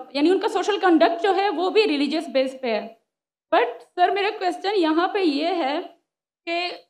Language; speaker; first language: Urdu; non-native, local second language; Pashto